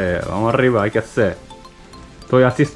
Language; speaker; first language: Spanish; native; Spanish